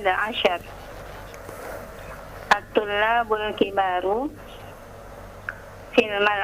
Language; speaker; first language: Arabic; non-native, learner; Indonesian